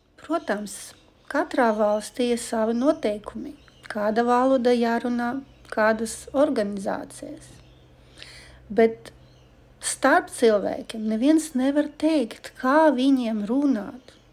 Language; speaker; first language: Latvian; non-native, local second language; Russian